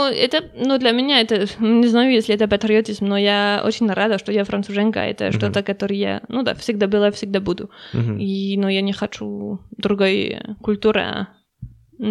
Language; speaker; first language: Russian; non-native, learner; French